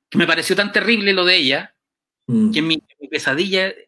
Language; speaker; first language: Spanish; native; Spanish